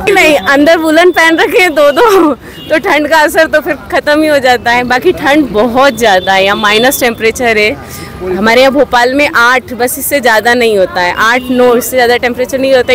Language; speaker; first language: Hindi; native; Hindi